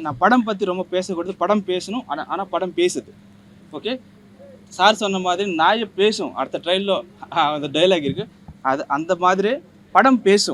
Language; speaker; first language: Tamil; non-native, learner; Telugu